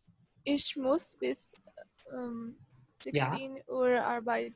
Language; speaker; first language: German; non-native, learner; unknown